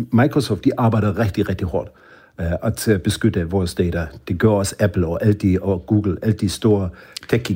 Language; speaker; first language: Danish; non-native, fluent; German